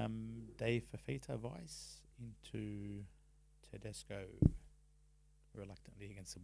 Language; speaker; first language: English; native; English